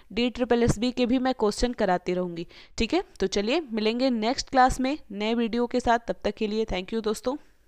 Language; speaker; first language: Hindi; native; Hindi